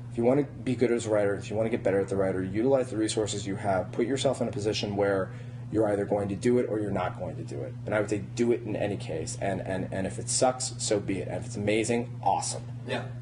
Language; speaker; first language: English; native; English